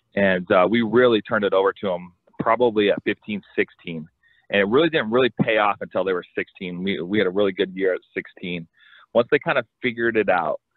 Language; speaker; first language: English; native; English